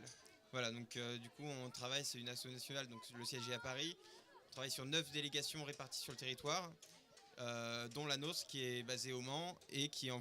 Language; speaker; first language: French; native; French